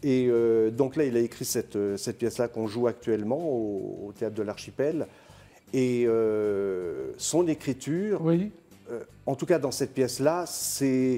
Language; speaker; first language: French; native; French